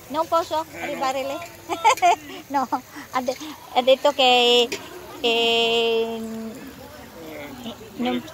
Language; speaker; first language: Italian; non-native, fluent; Filipino